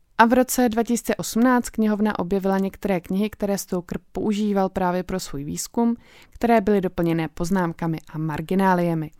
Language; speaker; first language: Czech; native; Czech